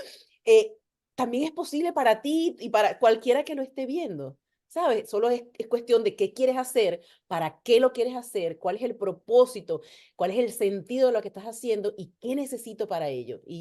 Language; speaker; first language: Spanish; native; Spanish